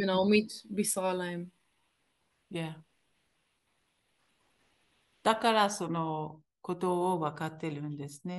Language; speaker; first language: Japanese; non-native, fluent; Hebrew